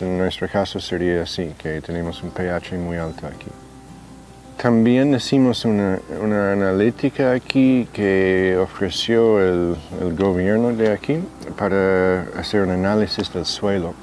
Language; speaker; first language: Spanish; non-native, fluent; English